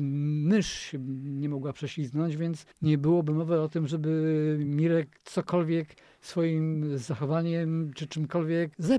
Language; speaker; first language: Polish; native; Polish